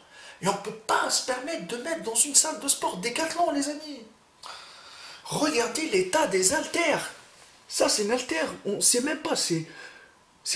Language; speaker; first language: French; native; French